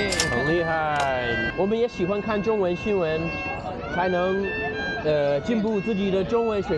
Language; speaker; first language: Chinese; non-native, fluent; English